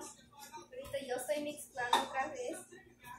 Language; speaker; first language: Spanish; early bilingual, heritage; Spanish